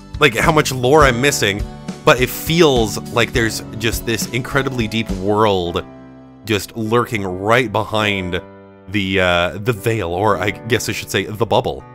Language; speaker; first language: English; native; English